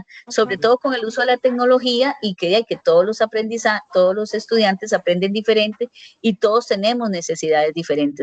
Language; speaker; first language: Spanish; native; Spanish